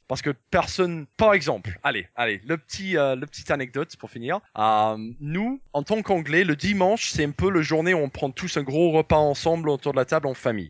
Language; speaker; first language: French; non-native, fluent; English